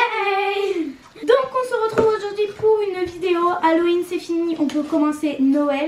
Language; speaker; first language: French; native; French